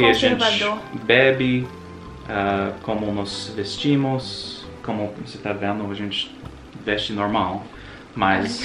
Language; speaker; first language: Portuguese; non-native, fluent; English